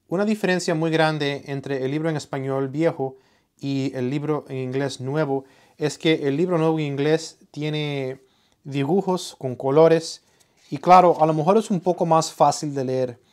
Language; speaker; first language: Spanish; early bilingual, heritage; Spanish